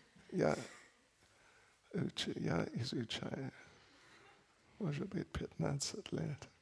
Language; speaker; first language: Russian; non-native, learner; English